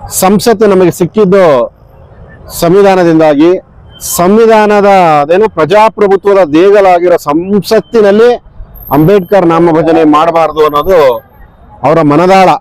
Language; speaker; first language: Kannada; native; Kannada